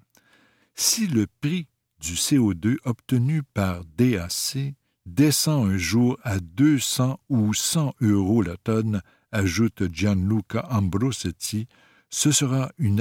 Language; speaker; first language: French; native; French